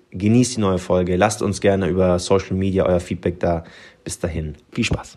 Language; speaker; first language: German; early bilingual, other home language; Arabic